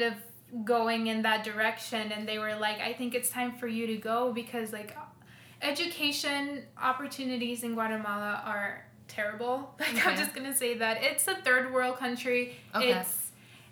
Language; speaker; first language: English; early bilingual, other home language; Spanish